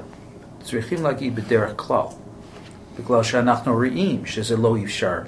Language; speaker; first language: Hebrew; non-native, fluent; English